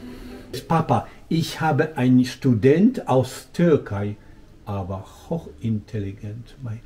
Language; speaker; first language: German; non-native, learner; Polish